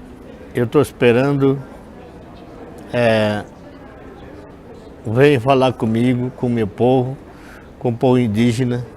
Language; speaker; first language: Portuguese; non-native, local second language; Yanomámi